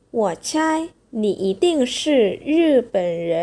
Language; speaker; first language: Chinese; non-native, fluent; Thai